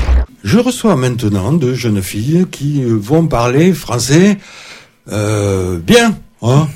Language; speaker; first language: French; native; French